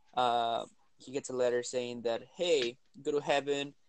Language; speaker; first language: English; early bilingual, other home language; Spanish